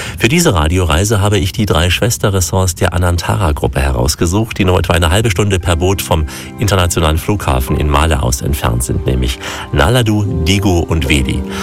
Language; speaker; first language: German; native; German